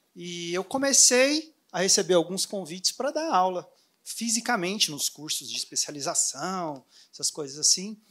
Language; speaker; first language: Portuguese; native; Portuguese